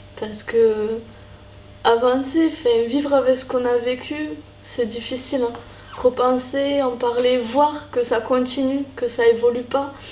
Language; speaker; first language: French; early bilingual, other home language; Spanish